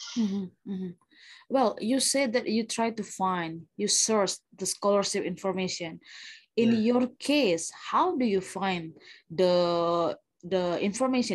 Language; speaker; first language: English; non-native, fluent; Indonesian